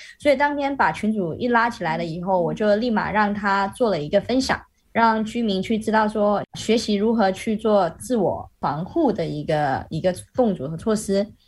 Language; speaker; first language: Chinese; native; Chinese